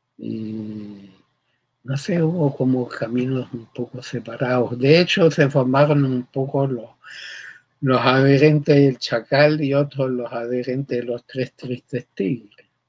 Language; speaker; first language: Spanish; early bilingual, other home language; German